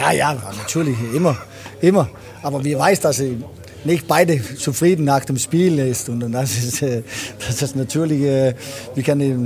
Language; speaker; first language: German; non-native, learner; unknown